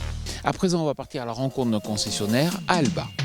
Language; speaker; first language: French; native; French